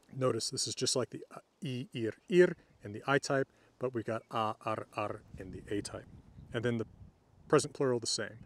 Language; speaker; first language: English; native; English